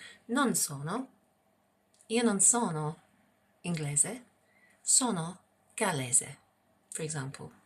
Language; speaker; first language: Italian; non-native, fluent; English